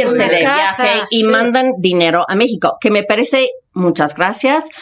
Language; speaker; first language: Spanish; non-native, fluent; English